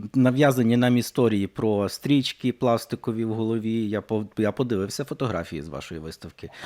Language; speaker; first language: Ukrainian; native; Ukrainian